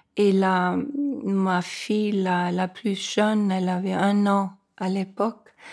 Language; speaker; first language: French; non-native, fluent; Icelandic